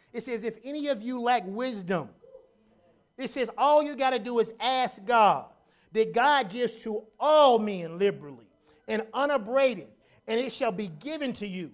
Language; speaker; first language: English; native; English